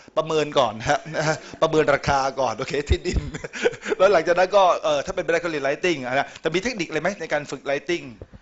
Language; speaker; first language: Thai; native; Thai